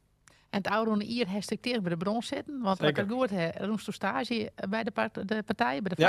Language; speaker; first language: Dutch; non-native, local second language; Western Frisian